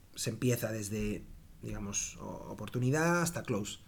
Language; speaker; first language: Spanish; native; Spanish